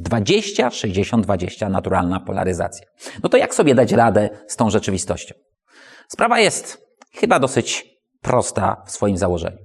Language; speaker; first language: Polish; native; Polish